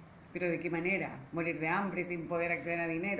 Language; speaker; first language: Spanish; native; Spanish